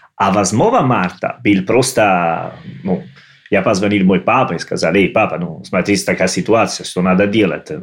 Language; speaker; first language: Russian; non-native, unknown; Italian